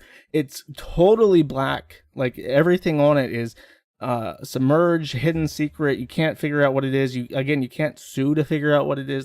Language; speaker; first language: English; native; English